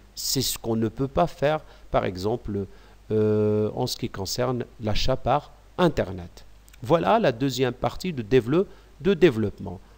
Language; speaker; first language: French; non-native, local second language; Arabic